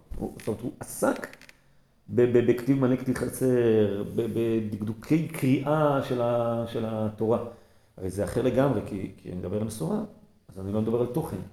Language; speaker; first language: Hebrew; native; Hebrew